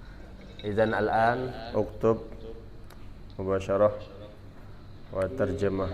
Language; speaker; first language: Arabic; non-native, fluent; Indonesian